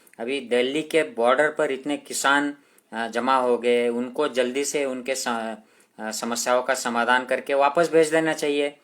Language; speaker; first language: Hindi; non-native, local second language; Marathi